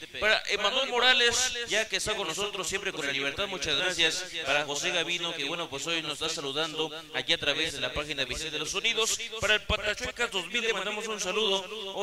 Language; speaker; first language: Spanish; native; Spanish